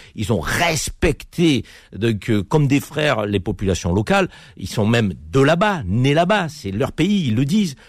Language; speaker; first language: French; native; French